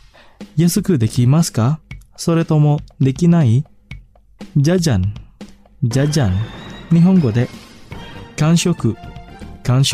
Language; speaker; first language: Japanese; non-native, fluent; Indonesian